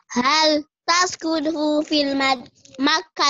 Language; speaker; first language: Arabic; non-native, learner; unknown